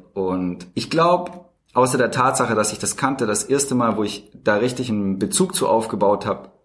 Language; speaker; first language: German; native; German